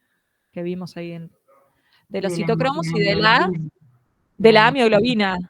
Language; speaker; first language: Spanish; native; Spanish